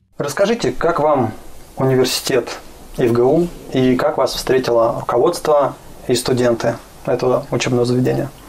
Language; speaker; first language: Russian; native; Russian